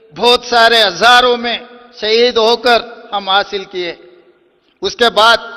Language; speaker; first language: Hindi; non-native, local second language; Telugu